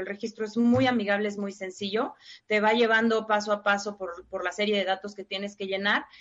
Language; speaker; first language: Spanish; native; Spanish